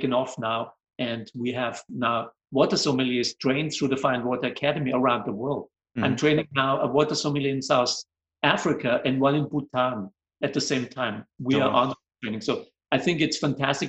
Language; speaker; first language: English; non-native, fluent; German